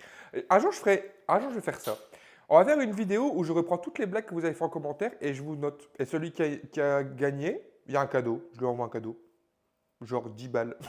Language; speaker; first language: French; native; French